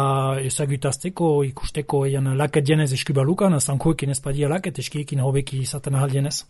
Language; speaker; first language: Basque; native; Basque